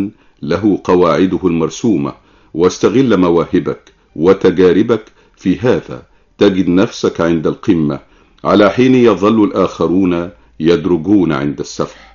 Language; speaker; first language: Arabic; native; Arabic